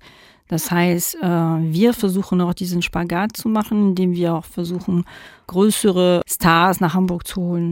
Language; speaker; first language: German; non-native, fluent; French